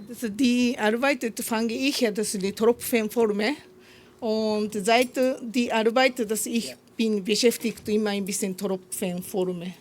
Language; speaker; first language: German; non-native, learner; Japanese